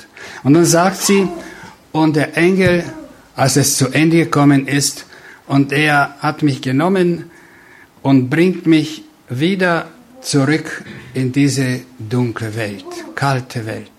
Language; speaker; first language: German; non-native, fluent; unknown